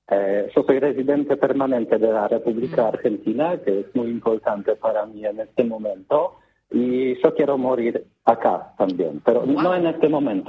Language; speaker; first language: Spanish; non-native, learner; Polish